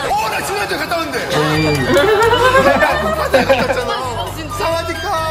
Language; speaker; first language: Korean; native; Korean